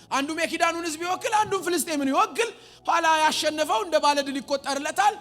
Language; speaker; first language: Amharic; native; Amharic